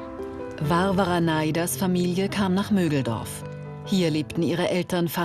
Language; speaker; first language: German; native; German